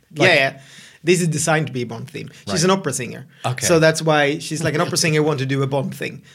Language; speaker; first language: English; non-native, fluent; Swedish